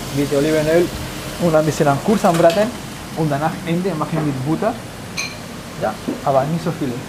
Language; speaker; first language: German; non-native, learner; Spanish